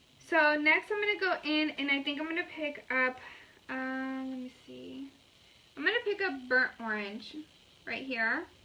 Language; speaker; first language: English; early bilingual, other home language; Spanish